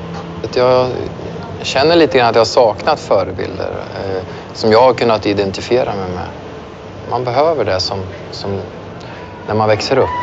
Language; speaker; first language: Swedish; native; Swedish